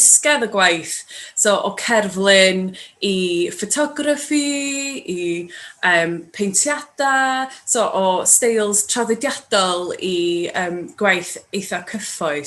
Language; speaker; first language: Welsh; native; Welsh